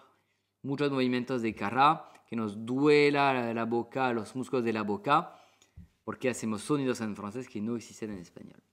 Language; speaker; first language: Spanish; non-native, fluent; French